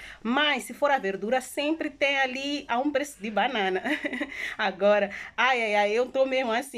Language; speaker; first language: Portuguese; non-native, local second language; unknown